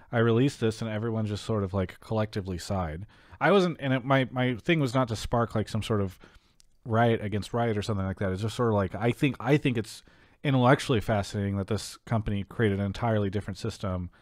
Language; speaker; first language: English; native; English